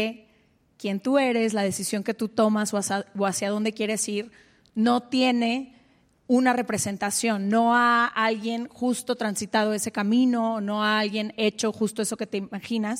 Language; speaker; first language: Spanish; native; Spanish